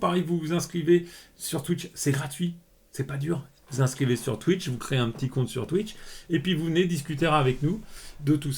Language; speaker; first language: French; native; French